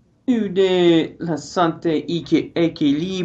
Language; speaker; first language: French; non-native, learner; English